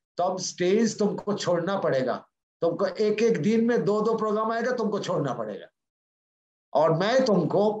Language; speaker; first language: Hindi; non-native, local second language; Bangla